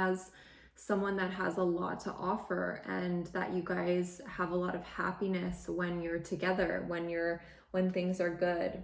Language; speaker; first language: English; native; English